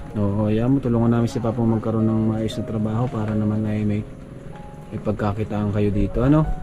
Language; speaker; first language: Filipino; native; Filipino